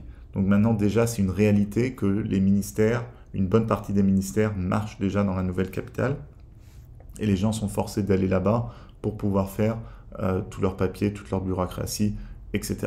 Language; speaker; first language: French; native; French